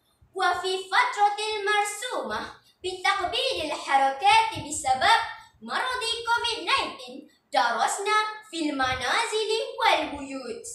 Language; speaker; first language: Arabic; non-native, learner; Malay